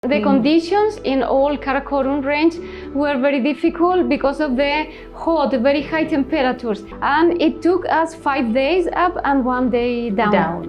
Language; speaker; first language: English; non-native, learner; Spanish